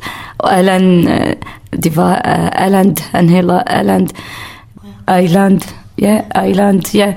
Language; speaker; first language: Danish; non-native, learner; Kurdish